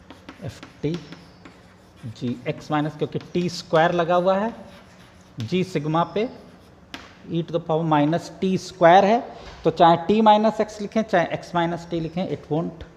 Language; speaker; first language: Hindi; native; Hindi